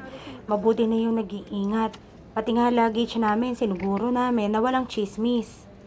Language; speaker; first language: Filipino; native; Filipino